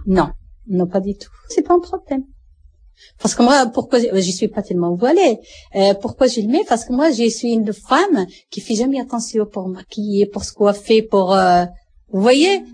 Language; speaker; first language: French; non-native, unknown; Arabic